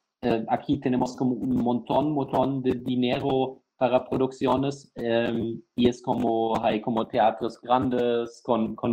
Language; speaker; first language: Spanish; non-native, fluent; German